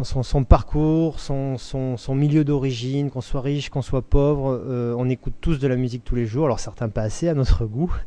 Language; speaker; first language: French; native; French